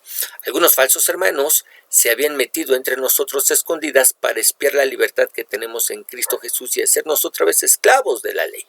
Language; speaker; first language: Spanish; native; Spanish